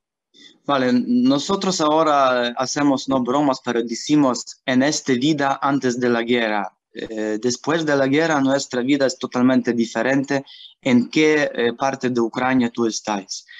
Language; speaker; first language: Spanish; non-native, learner; Ukrainian